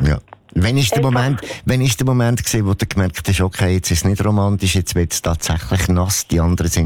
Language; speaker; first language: German; native; German